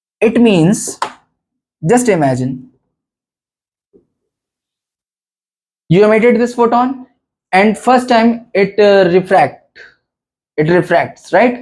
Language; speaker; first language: English; non-native, local second language; Hindi